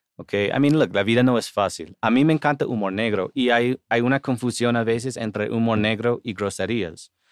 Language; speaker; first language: Spanish; non-native, fluent; English